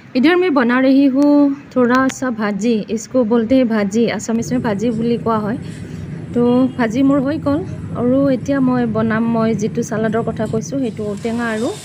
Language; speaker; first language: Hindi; non-native, local second language; Assamese